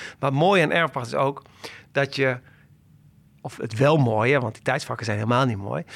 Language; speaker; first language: Dutch; native; Dutch